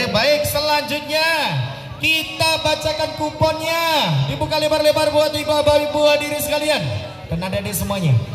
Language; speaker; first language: Indonesian; non-native, local second language; Javanese